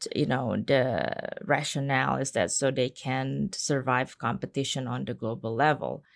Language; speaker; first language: English; non-native, fluent; Indonesian